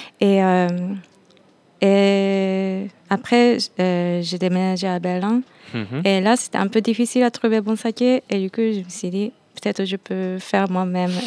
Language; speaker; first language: French; non-native, fluent; Japanese